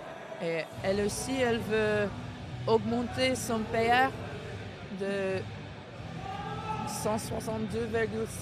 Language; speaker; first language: French; non-native, learner; English